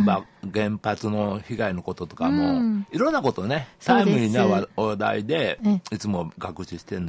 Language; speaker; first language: Japanese; native; Japanese